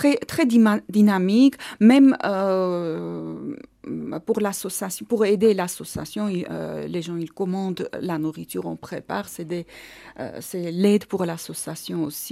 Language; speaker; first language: French; non-native, fluent; Armenian